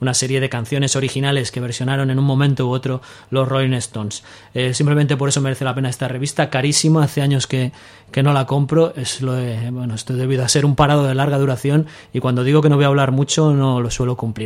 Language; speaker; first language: Spanish; native; Spanish